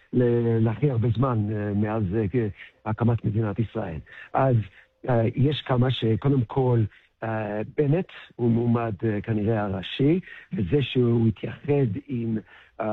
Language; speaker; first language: Hebrew; early bilingual, heritage; English